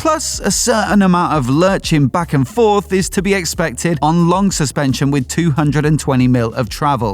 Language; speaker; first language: English; native; English